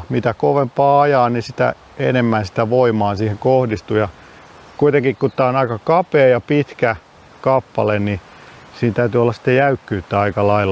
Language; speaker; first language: Finnish; native; Finnish